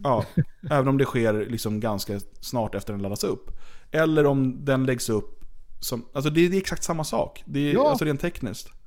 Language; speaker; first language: Swedish; native; Swedish